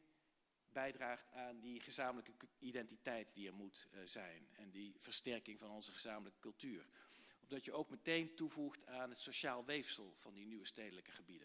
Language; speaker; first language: Dutch; native; Dutch